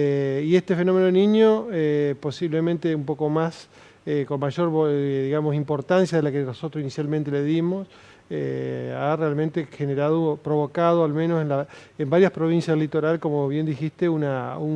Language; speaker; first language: Spanish; native; Spanish